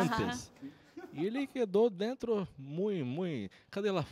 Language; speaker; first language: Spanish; non-native, learner; Portuguese